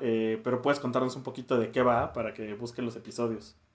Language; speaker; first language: Spanish; native; Spanish